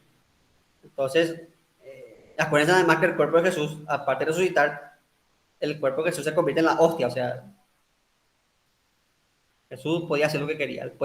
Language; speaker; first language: Spanish; native; Spanish